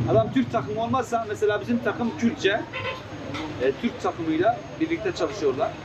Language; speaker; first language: Turkish; early bilingual, other home language; Kurdish